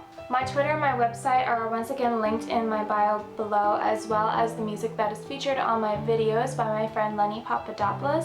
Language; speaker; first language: English; native; English